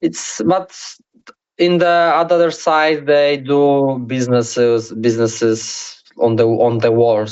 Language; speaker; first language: English; non-native, learner; Polish